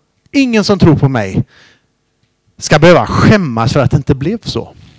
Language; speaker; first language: Swedish; native; Swedish